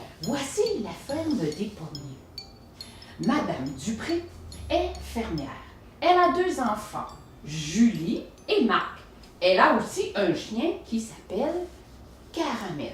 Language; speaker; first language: French; native; French